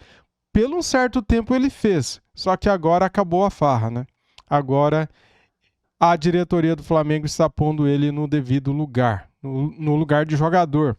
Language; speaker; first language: Portuguese; native; Portuguese